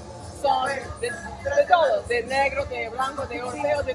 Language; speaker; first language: Spanish; non-native, learner; English